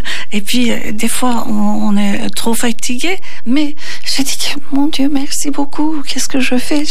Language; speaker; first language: French; non-native, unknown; Turkish